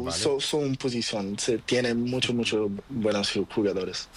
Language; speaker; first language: Spanish; non-native, fluent; Portuguese